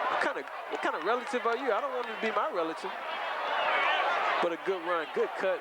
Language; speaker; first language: English; native; English